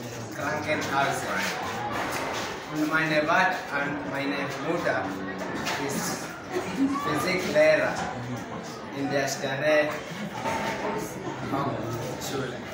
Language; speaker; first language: German; non-native, learner; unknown